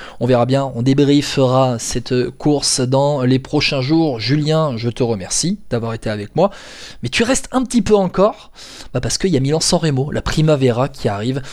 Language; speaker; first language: French; native; French